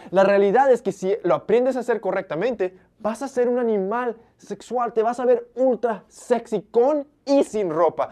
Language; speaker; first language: Spanish; early bilingual, heritage; Spanish